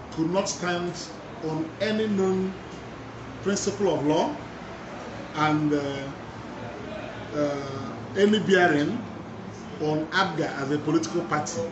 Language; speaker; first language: English; non-native, local second language; Igbo